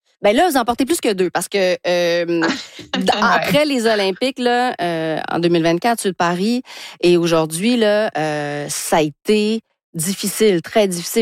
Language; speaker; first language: French; native; French